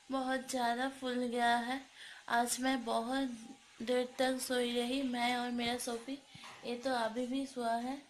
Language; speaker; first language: Hindi; non-native, local second language; Bangla